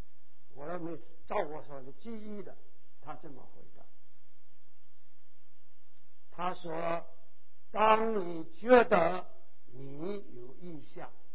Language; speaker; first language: Chinese; native; Chinese